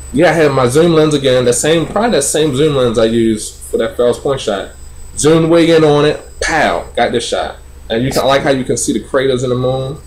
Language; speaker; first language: English; native; English